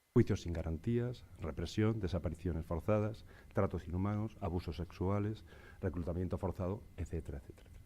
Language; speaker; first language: Spanish; non-native, local second language; Catalan